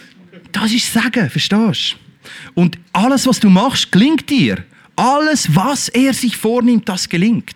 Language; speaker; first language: German; native; German